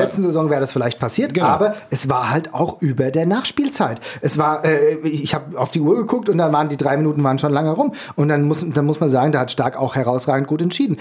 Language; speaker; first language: German; native; German